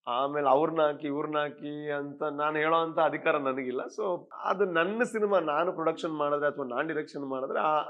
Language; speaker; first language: Kannada; non-native, local second language; Tulu